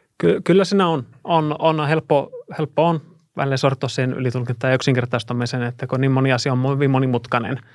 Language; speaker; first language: Finnish; non-native, fluent; Russian